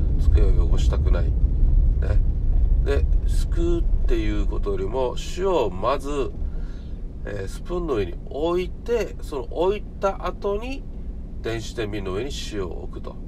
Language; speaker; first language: Japanese; native; Japanese